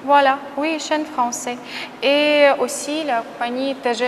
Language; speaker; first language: French; non-native, fluent; Russian